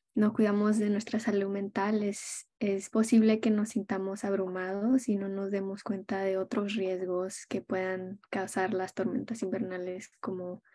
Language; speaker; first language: Spanish; early bilingual, heritage; Spanish